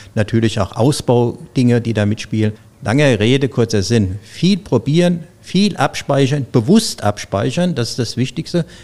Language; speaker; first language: German; native; German